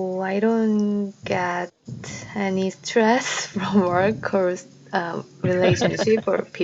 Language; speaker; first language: English; non-native, learner; Korean